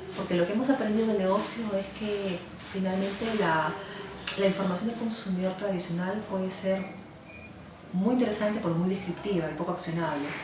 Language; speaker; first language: Spanish; native; Spanish